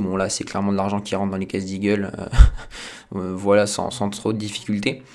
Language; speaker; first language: French; native; French